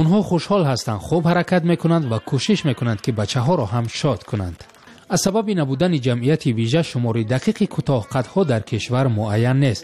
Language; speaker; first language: Tajik; native; Tajik